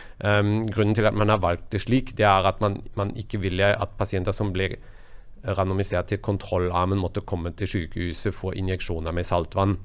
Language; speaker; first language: Norwegian; non-native, fluent; German